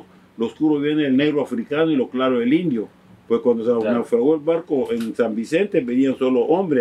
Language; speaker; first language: Spanish; native; Spanish